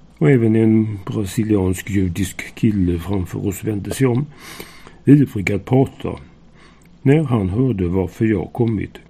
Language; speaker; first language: Swedish; native; Swedish